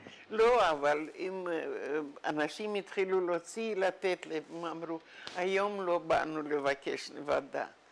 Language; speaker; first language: Hebrew; non-native, fluent; Yiddish